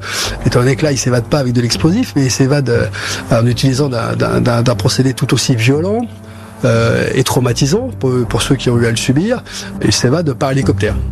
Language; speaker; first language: French; native; French